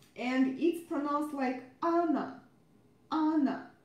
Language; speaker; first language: English; non-native, fluent; Russian